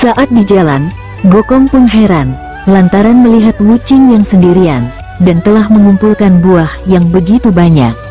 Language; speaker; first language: Indonesian; native; Indonesian